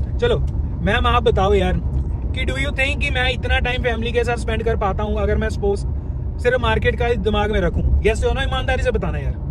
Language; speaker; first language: Hindi; non-native, local second language; Punjabi